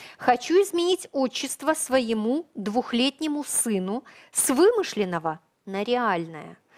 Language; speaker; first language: Russian; native; Russian